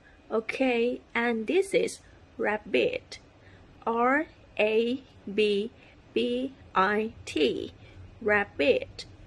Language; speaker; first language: English; non-native, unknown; Thai